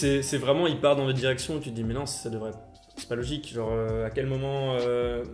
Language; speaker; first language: French; native; French